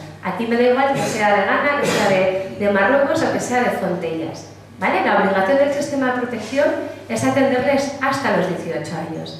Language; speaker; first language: Spanish; native; Spanish